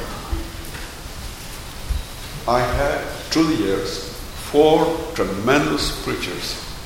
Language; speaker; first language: English; non-native, learner; Spanish